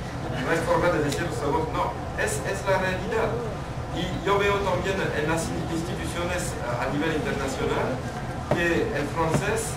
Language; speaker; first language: Spanish; non-native, fluent; French